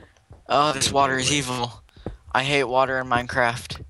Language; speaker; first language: English; native; English